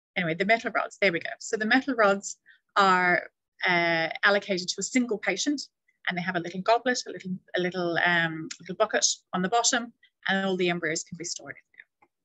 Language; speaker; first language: English; native; English